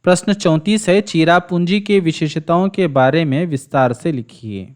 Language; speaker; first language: Hindi; non-native, local second language; Kannada